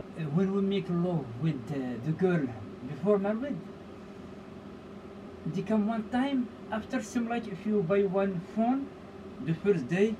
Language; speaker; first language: English; non-native, learner; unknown